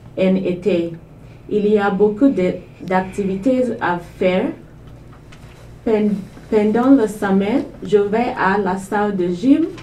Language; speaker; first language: French; non-native, learner; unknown